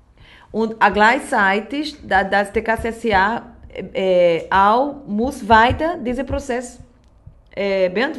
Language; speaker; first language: German; non-native, learner; Portuguese